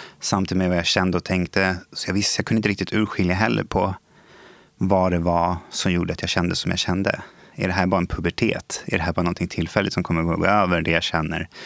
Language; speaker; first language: Swedish; native; Swedish